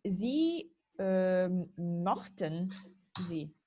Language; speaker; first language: German; non-native, learner; Serbian